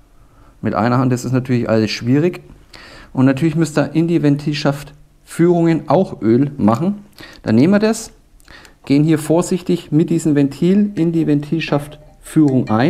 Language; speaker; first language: German; native; German